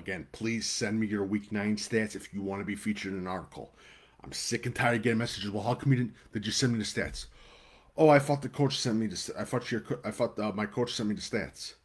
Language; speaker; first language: English; native; English